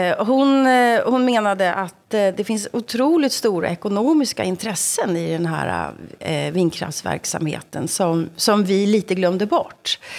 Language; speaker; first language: Swedish; native; Swedish